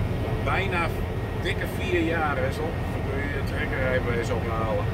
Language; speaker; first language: Dutch; native; Dutch